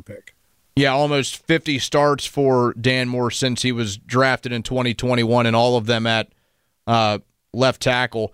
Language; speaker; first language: English; native; English